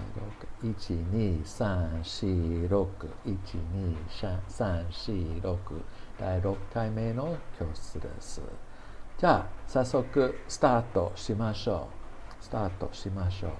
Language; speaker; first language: Japanese; non-native, fluent; English